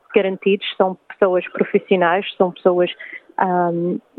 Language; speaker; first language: Portuguese; early bilingual, heritage; English